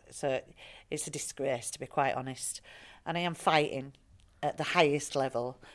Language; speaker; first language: English; native; English